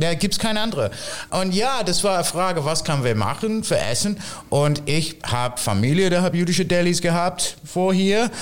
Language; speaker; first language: German; non-native, fluent; English